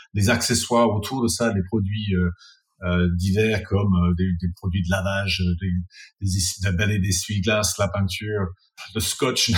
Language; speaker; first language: French; non-native, fluent; English